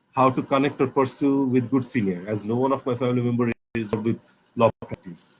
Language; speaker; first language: English; non-native, local second language; Bangla